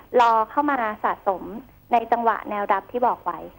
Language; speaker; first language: Thai; native; Thai